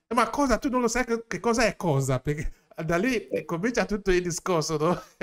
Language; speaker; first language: Italian; non-native, fluent; English